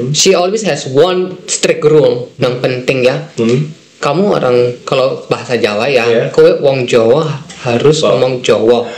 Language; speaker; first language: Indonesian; non-native, fluent; Dutch